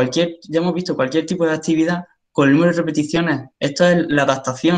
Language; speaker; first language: Spanish; native; Spanish